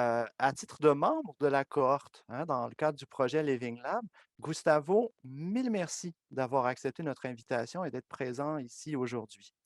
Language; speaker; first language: French; native; French